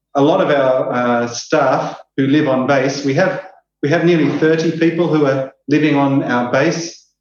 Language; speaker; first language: English; native; English